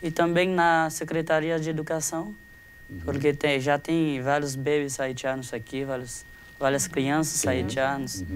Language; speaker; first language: Portuguese; non-native, fluent; Haitian Creole